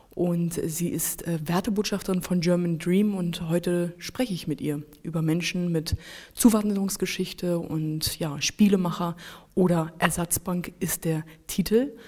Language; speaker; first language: German; native; German